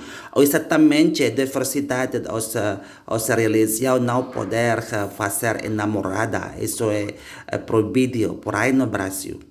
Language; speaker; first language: Portuguese; non-native, learner; Indonesian